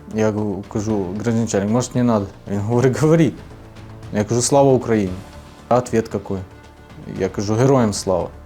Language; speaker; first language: Ukrainian; native; Ukrainian